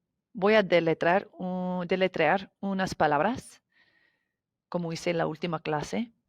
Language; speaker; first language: Spanish; non-native, fluent; English